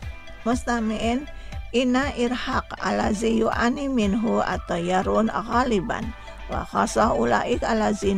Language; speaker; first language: Arabic; non-native, fluent; Indonesian